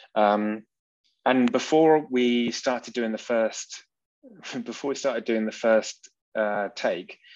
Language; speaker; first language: English; native; English